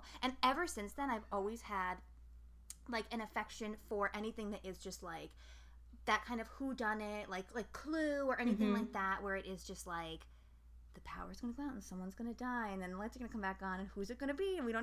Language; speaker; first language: English; native; English